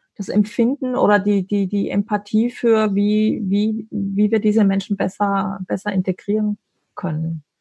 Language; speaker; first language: German; native; German